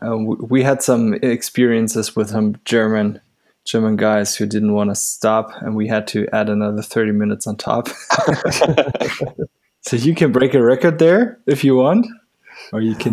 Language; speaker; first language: English; non-native, fluent; German